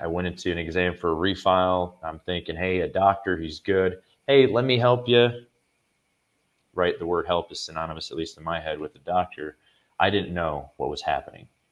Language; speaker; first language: English; native; English